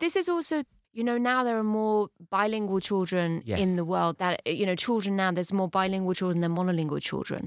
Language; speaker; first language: English; early bilingual, heritage; English